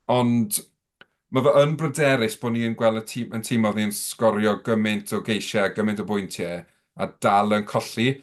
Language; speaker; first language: Welsh; native; Welsh